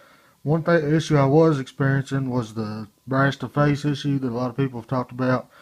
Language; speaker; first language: English; native; English